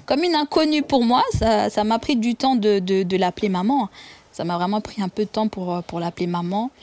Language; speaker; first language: French; non-native, local second language; Kinyarwanda